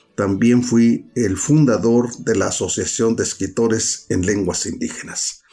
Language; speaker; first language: Spanish; non-native, local second language; Nahuatl languages